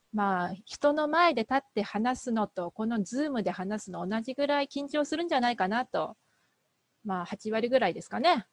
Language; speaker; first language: Japanese; native; Japanese